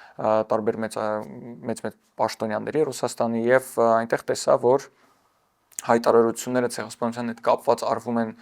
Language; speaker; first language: Armenian; early bilingual, heritage; Armenian